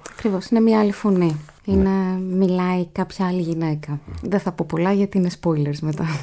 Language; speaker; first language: Greek; native; Greek